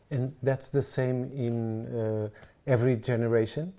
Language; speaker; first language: English; non-native, fluent; Portuguese